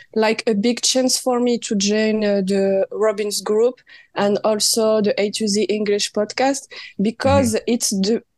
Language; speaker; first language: English; non-native, learner; French